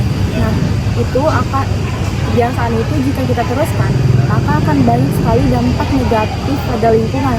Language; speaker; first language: Indonesian; native; Indonesian